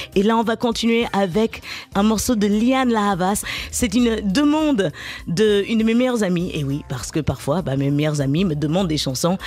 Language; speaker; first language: French; native; French